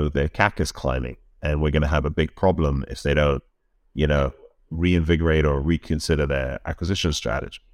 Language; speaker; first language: English; native; English